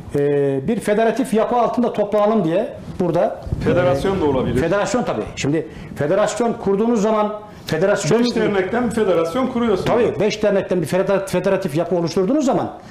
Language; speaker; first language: Turkish; native; Turkish